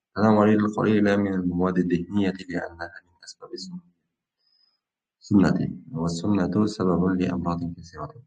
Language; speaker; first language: Arabic; non-native, fluent; Uzbek